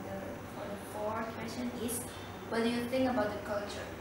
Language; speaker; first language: English; non-native, learner; Indonesian